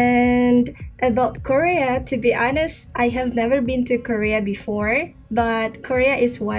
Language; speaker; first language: English; non-native, fluent; Indonesian